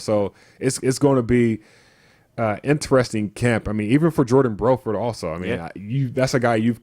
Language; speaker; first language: English; native; English